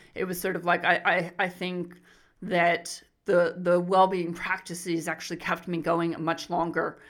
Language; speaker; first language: English; native; English